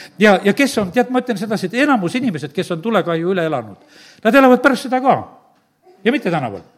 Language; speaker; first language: Estonian; native; Estonian